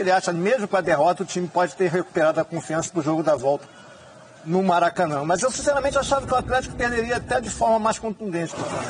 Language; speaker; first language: Portuguese; native; Portuguese